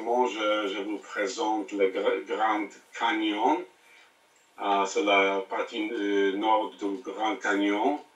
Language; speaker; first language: French; non-native, learner; English